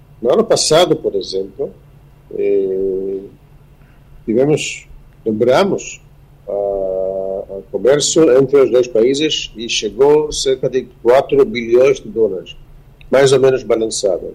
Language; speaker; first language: Portuguese; non-native, fluent; Hebrew